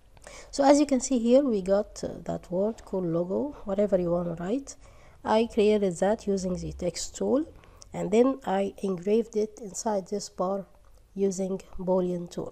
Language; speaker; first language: English; non-native, fluent; Arabic